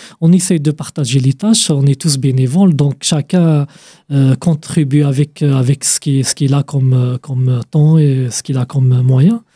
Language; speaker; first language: French; non-native, fluent; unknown